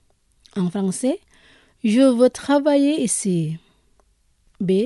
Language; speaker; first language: French; non-native, fluent; Indonesian